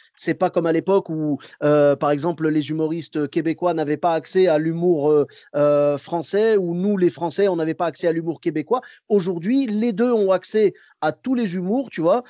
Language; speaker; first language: French; early bilingual, other home language; Arabic